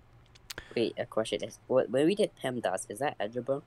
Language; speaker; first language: English; native; English